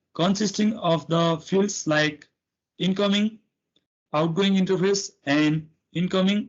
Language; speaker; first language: English; non-native, local second language; Nepali